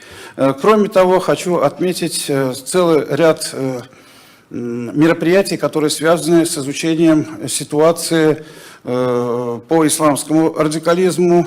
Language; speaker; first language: Russian; native; Russian